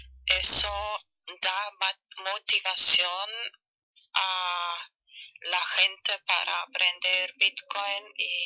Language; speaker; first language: Spanish; non-native, fluent; German